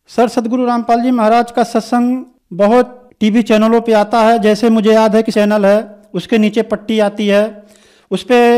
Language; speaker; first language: Hindi; native; Hindi